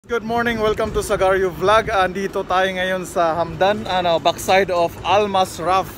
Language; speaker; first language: Filipino; non-native, local second language; Cebuano